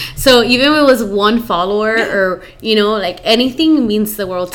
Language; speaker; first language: English; early bilingual, other home language; Spanish